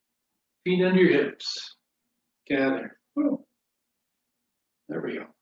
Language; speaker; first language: English; native; English